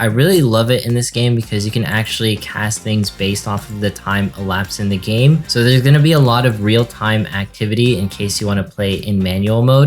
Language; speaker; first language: English; native; English